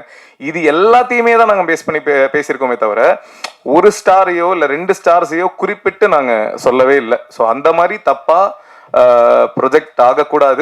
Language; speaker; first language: Tamil; native; Tamil